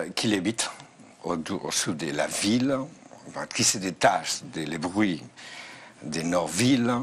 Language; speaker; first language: French; non-native, fluent; Spanish